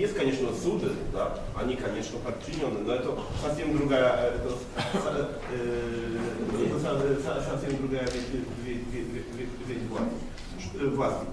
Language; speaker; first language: Russian; non-native, fluent; Polish